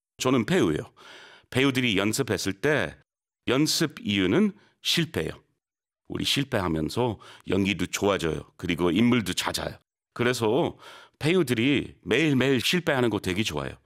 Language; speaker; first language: Korean; non-native, learner; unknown